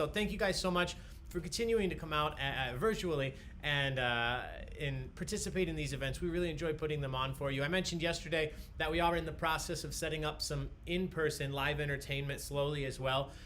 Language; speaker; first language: English; native; English